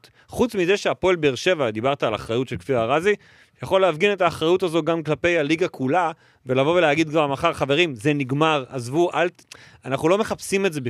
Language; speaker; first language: Hebrew; native; Hebrew